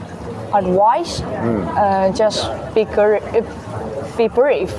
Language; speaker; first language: English; non-native, learner; Chinese